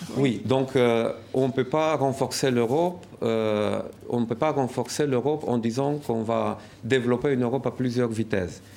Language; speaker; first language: French; non-native, fluent; Romanian